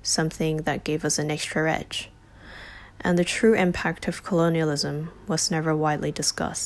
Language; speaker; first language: English; non-native, local second language; Cantonese